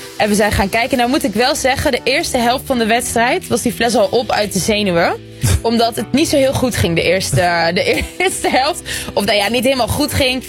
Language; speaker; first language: Dutch; early bilingual, other home language; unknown